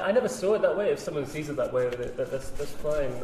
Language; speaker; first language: English; native; English